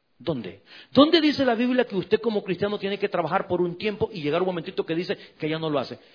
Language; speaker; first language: Spanish; native; Spanish